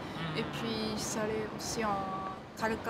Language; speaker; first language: French; non-native, fluent; Japanese